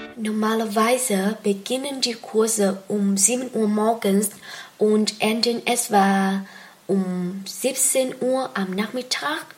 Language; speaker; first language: German; non-native, fluent; Vietnamese